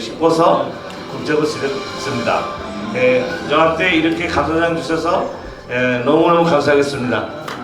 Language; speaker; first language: Korean; non-native, learner; Bangla